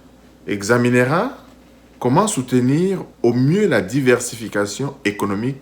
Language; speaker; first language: French; non-native, local second language; Lingala